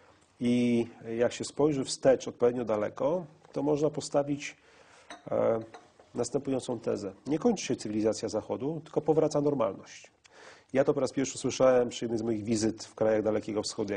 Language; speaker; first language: Polish; native; Polish